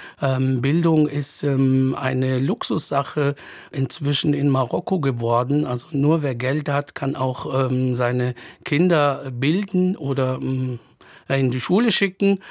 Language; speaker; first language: German; non-native, fluent; Arabic